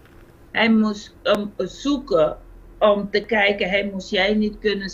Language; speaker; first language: Dutch; non-native, fluent; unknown